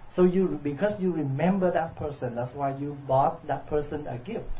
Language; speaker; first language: English; non-native, fluent; Vietnamese